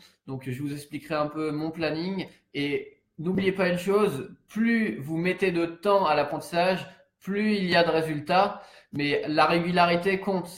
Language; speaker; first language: French; native; French